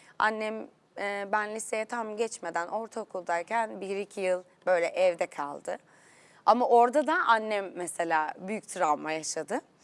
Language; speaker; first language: Turkish; native; Turkish